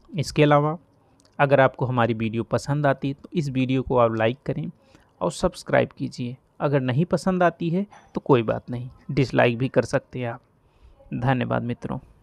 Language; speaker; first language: Hindi; native; Hindi